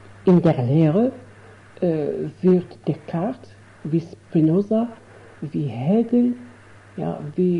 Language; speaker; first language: German; non-native, fluent; Arabic